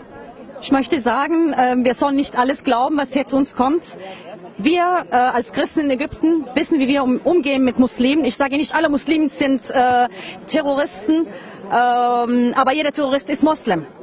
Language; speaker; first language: German; non-native, fluent; Arabic